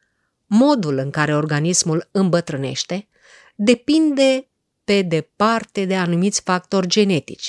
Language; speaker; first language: Romanian; native; Romanian